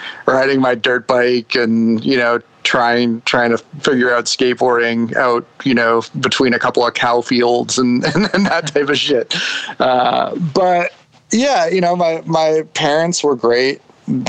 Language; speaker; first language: English; native; English